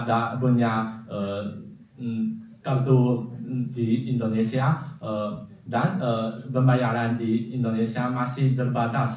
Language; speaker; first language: Indonesian; non-native, fluent; Chinese